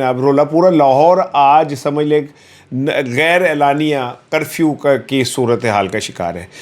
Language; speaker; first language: Urdu; non-native, local second language; Punjabi